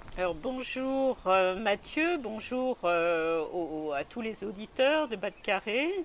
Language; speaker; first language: French; native; French